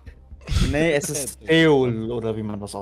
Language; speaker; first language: German; native; German